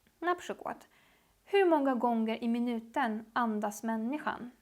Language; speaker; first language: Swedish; non-native, fluent; Polish